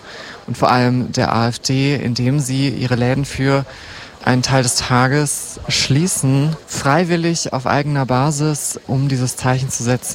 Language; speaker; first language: German; native; German